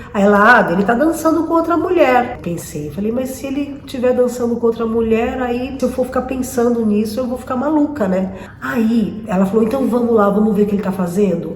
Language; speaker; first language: Portuguese; native; Portuguese